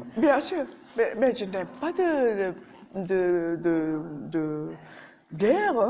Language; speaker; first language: French; non-native, learner; Japanese